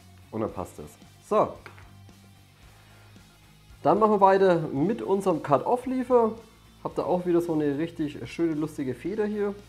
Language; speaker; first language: German; native; German